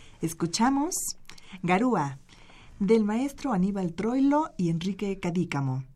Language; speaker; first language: Spanish; native; Spanish